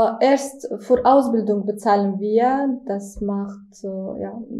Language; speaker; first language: German; non-native, learner; Georgian